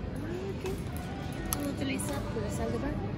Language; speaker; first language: French; non-native, fluent; English